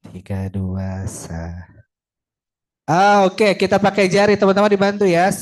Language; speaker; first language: Indonesian; native; Indonesian